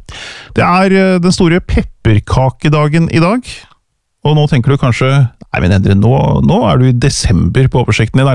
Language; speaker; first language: Norwegian; native; Norwegian